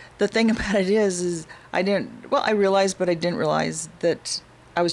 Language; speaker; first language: English; native; English